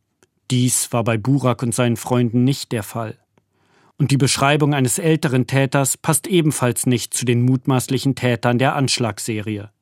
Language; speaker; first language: German; native; German